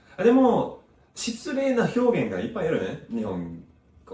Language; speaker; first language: Japanese; non-native, learner; English